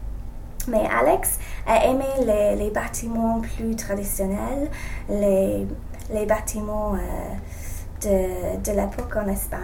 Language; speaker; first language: French; non-native, learner; English